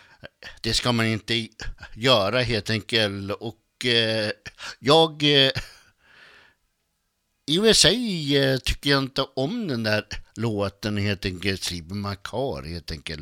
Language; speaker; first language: Swedish; native; Swedish